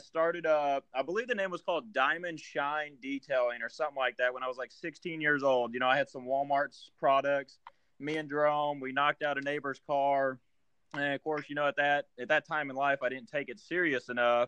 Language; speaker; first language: English; native; English